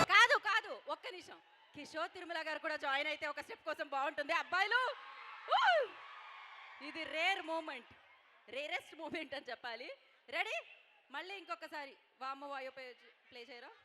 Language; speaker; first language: Telugu; native; Telugu